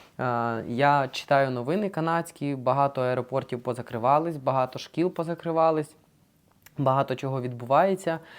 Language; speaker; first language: Ukrainian; non-native, local second language; Russian